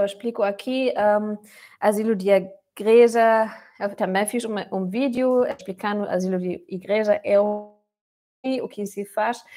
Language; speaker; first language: Portuguese; non-native, fluent; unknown